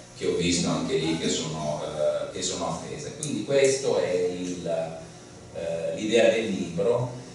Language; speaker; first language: Italian; native; Italian